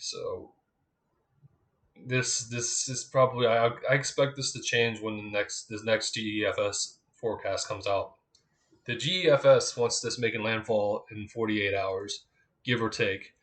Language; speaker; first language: English; native; English